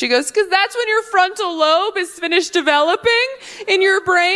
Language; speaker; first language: English; native; English